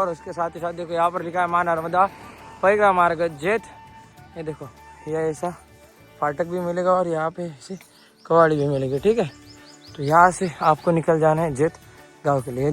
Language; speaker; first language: Hindi; non-native, local second language; Marathi